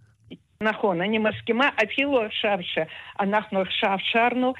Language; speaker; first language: Hebrew; non-native, fluent; Russian